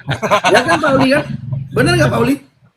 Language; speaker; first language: Indonesian; native; Indonesian